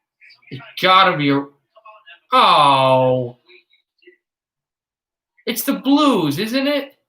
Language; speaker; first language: English; native; English